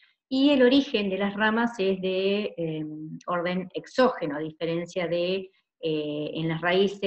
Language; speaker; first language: Spanish; native; Spanish